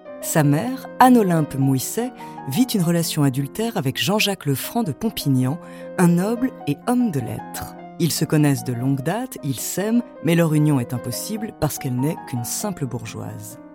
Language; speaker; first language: French; native; French